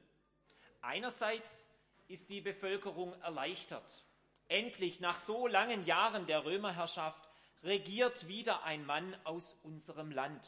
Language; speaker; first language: German; native; German